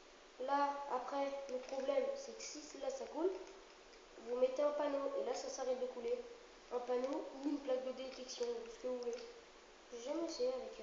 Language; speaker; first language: French; native; French